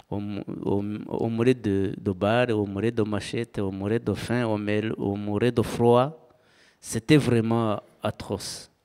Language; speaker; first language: French; non-native, local second language; Kinyarwanda